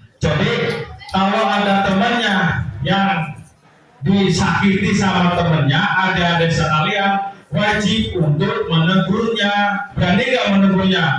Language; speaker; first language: Indonesian; non-native, local second language; Sundanese